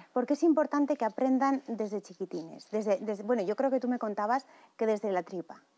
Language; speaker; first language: Spanish; native; Spanish